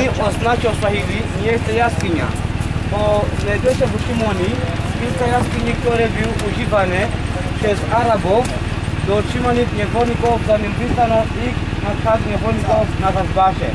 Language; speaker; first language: Polish; non-native, learner; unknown